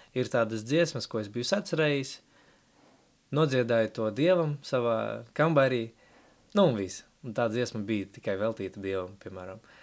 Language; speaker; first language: Latvian; non-native, local second language; Russian